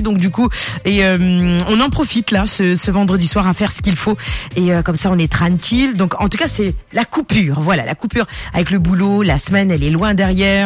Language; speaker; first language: French; non-native, local second language; Morisyen